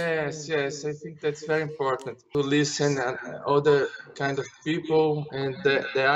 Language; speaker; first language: English; non-native, learner; Portuguese